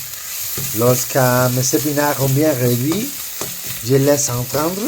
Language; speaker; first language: French; non-native, learner; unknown